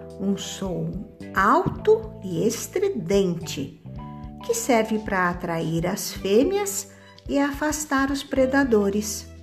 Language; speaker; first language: Portuguese; native; Portuguese